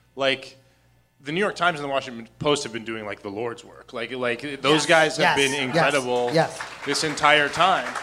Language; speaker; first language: English; native; English